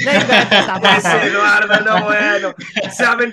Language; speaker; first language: Spanish; native; Spanish